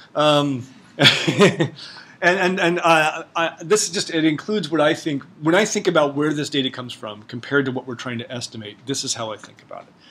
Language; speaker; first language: English; native; English